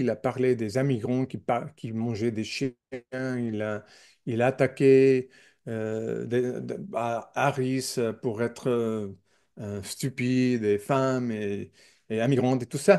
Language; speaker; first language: French; non-native, learner; English